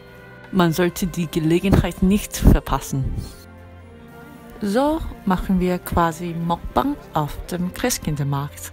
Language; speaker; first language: German; non-native, fluent; Korean